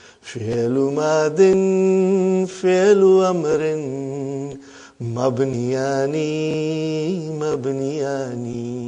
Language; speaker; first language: Arabic; non-native, fluent; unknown